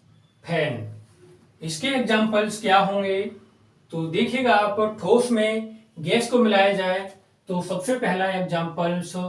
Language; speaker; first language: Hindi; native; Hindi